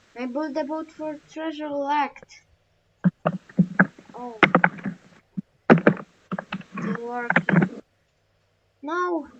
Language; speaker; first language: English; non-native, learner; Polish